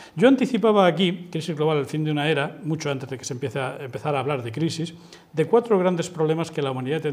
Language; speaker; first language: Spanish; native; Spanish